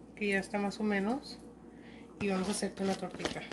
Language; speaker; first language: Spanish; early bilingual, heritage; Spanish